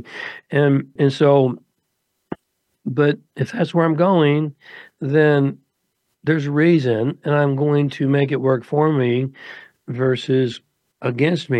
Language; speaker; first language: English; native; English